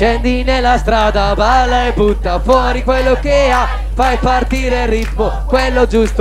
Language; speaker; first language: Italian; native; Italian